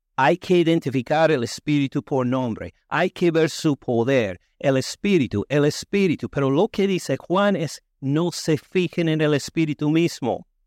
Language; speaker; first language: Spanish; non-native, fluent; English